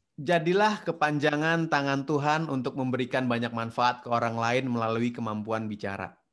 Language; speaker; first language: Indonesian; native; Indonesian